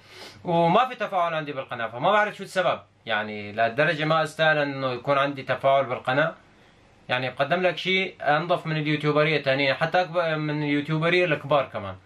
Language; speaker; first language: Arabic; native; Arabic